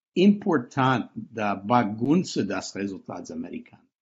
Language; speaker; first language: Portuguese; non-native, fluent; English